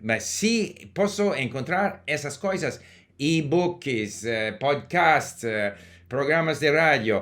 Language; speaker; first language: Portuguese; non-native, learner; English